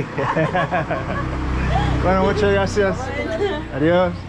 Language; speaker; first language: Spanish; non-native, learner; English